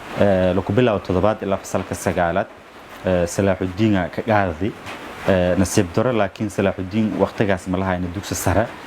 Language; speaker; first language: Somali; non-native, local second language; Maay